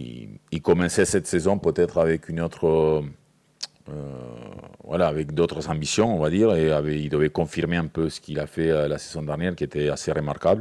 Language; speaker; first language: French; native; French